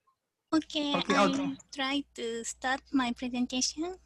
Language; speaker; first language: English; non-native, fluent; Japanese